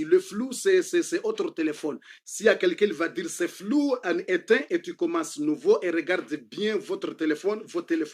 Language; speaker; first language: French; non-native, learner; Comorian